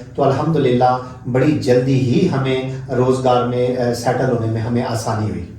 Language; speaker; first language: Urdu; non-native, local second language; Punjabi